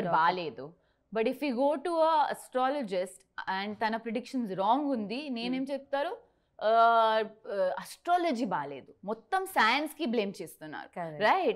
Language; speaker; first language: Telugu; non-native, learner; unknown